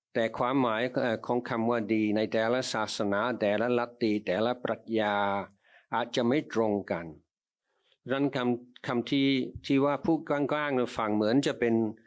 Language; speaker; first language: Thai; non-native, fluent; English